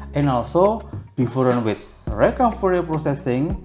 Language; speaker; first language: English; non-native, fluent; Indonesian